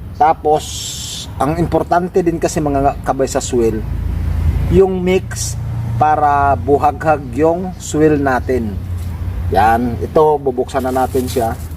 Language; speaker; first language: Filipino; native; Filipino